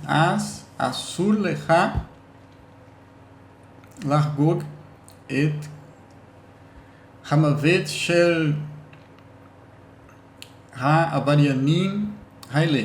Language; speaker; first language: Hebrew; non-native, learner; Portuguese